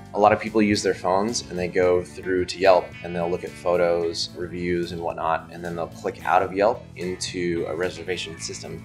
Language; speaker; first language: English; native; English